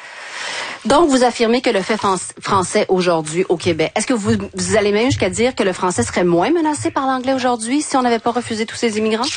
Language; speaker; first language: French; native; French